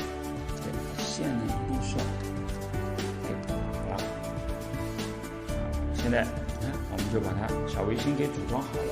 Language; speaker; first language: Chinese; native; Chinese